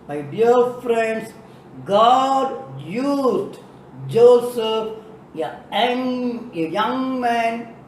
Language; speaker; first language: English; non-native, local second language; Tamil